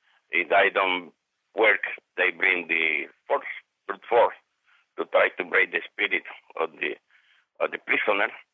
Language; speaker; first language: English; non-native, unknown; Spanish